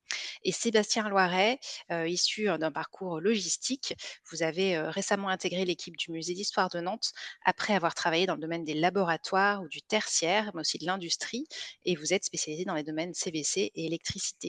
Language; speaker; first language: French; native; French